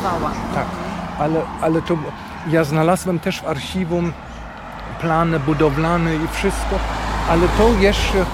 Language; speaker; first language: Polish; non-native, fluent; German